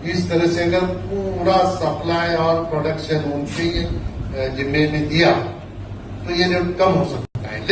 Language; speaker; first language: Hindi; non-native, local second language; Marathi